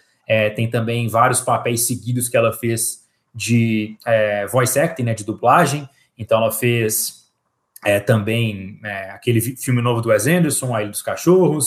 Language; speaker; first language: Portuguese; native; Portuguese